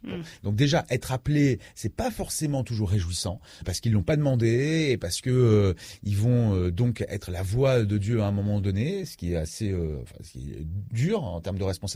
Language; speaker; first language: French; native; French